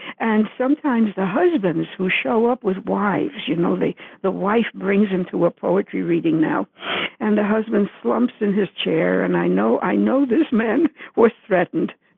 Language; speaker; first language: English; early bilingual, other home language; Spanish